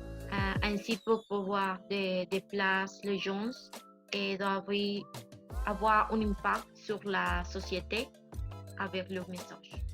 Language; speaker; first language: French; non-native, learner; Spanish